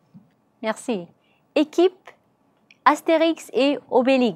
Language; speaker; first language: French; non-native, learner; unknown